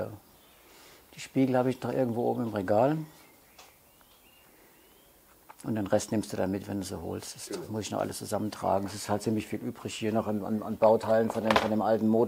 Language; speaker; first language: German; native; German